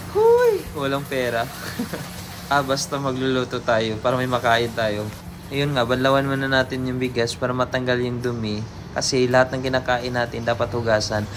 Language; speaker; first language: Filipino; non-native, local second language; Cebuano